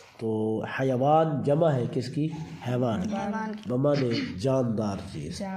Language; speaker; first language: Urdu; non-native, local second language; Saraiki